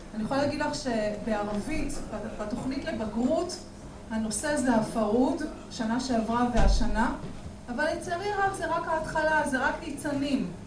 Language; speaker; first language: Hebrew; native; Hebrew